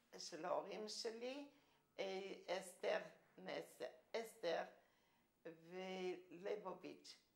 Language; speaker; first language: Hebrew; early bilingual, other home language; Romanian